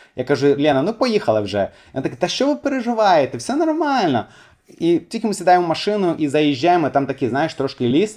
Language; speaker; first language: Ukrainian; non-native, fluent; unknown